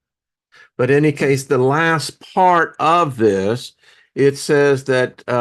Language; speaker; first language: English; native; English